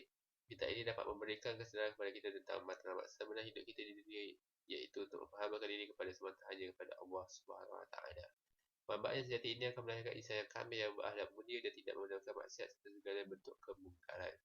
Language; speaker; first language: Malay; native; Malay